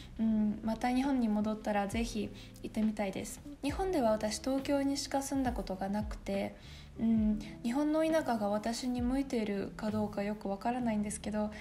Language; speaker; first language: Japanese; non-native, fluent; Russian